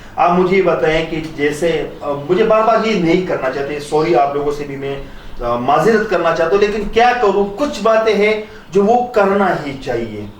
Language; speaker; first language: Urdu; non-native, local second language; Punjabi